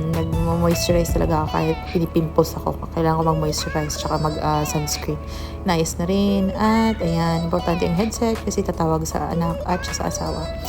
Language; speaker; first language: Filipino; non-native, local second language; Hiligaynon